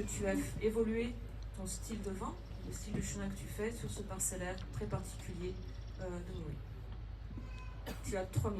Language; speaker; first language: French; native; French